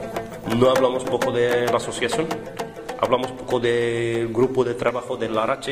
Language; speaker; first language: Spanish; non-native, learner; Arabic